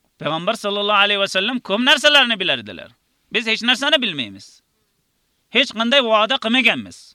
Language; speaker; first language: Uzbek; native; Uzbek